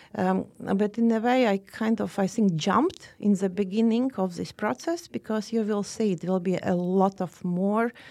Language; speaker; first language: English; non-native, fluent; Latvian